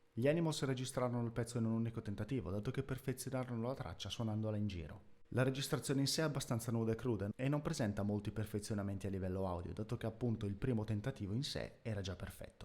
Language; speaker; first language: Italian; native; Italian